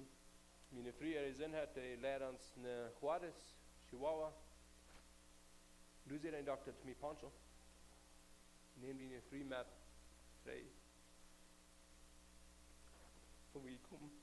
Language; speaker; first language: German; non-native, learner; Plautdietsch